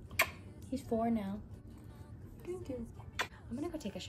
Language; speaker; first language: English; native; English